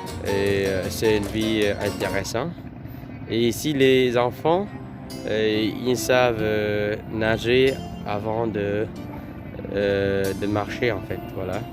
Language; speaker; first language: French; non-native, fluent; Vietnamese